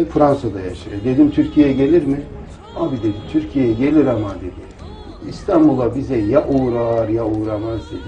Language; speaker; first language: Turkish; native; Turkish